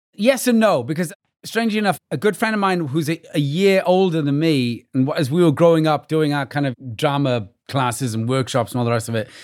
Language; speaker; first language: English; native; English